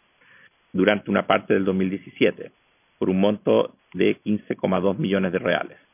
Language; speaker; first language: Spanish; native; Spanish